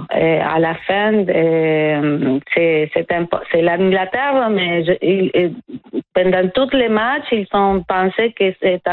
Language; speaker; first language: French; non-native, fluent; Spanish